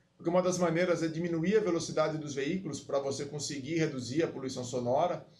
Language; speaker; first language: Portuguese; native; Portuguese